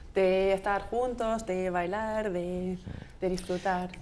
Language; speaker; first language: Spanish; non-native, fluent; German